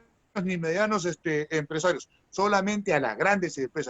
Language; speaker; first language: Spanish; native; Spanish